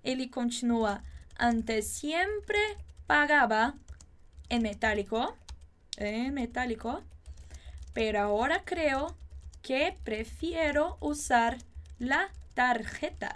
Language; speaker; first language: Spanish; non-native, fluent; Portuguese